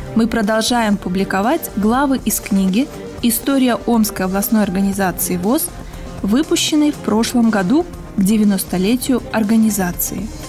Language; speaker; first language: Russian; native; Russian